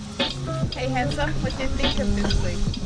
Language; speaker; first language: English; non-native, fluent; Korean